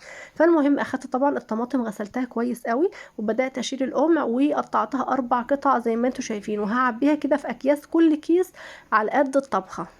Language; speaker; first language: Arabic; native; Arabic